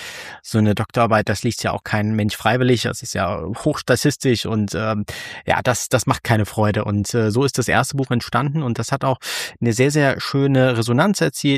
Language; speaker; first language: German; native; German